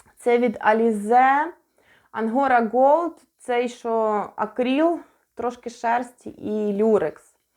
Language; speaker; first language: Ukrainian; non-native, local second language; Russian